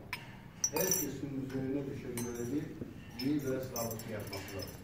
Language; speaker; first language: Turkish; native; Turkish